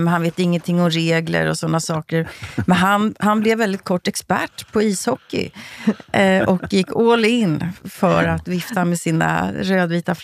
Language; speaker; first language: Swedish; native; Swedish